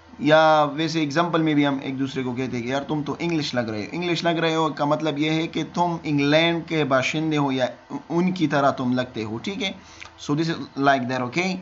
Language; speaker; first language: Urdu; non-native, local second language; Pashto